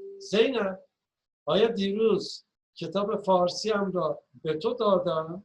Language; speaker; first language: Persian; non-native, fluent; Turkish